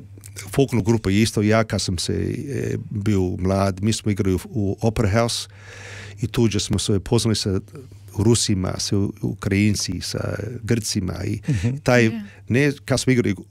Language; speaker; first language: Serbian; early bilingual, heritage; Serbian